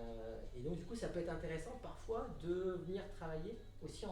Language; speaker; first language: French; native; French